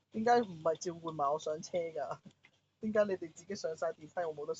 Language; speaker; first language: Chinese; native; Chinese